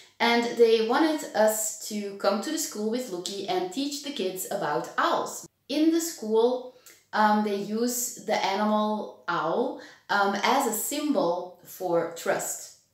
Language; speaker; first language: English; non-native, fluent; Dutch